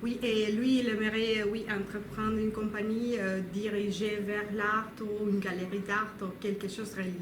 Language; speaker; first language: French; non-native, learner; Spanish